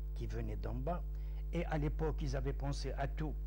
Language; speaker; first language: French; non-native, local second language; Arabic